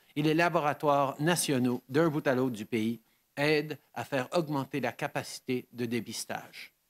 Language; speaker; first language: French; early bilingual, heritage; French